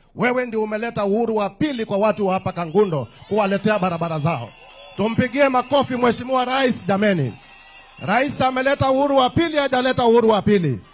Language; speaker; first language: Swahili; non-native, local second language; Kamba